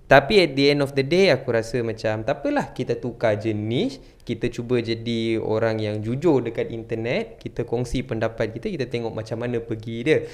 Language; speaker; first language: Malay; non-native, local second language; Tamil